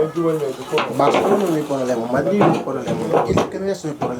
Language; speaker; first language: Spanish; non-native, learner; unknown